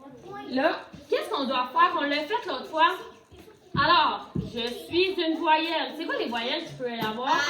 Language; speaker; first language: French; native; French